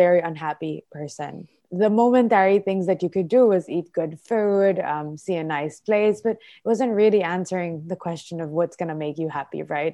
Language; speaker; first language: English; non-native, local second language; Filipino